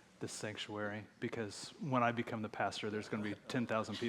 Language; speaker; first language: English; native; English